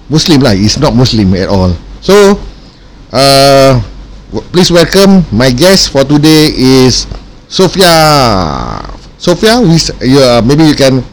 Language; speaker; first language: English; non-native, local second language; Malay